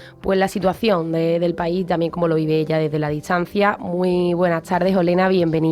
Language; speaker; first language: Spanish; native; Spanish